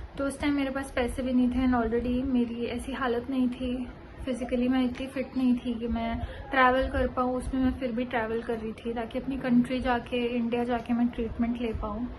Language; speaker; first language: Hindi; native; Hindi